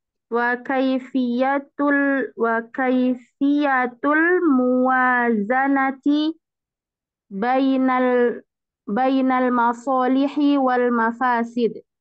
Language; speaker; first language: Arabic; non-native, learner; Indonesian